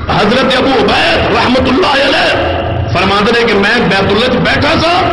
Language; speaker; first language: Urdu; non-native, local second language; Punjabi